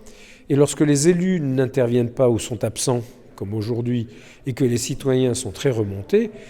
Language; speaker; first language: French; native; French